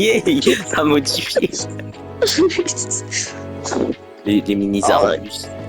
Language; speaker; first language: French; native; French